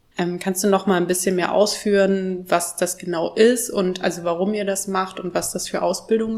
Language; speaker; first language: German; native; German